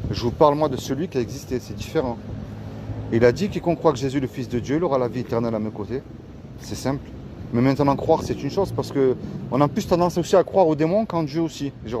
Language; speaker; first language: French; native; French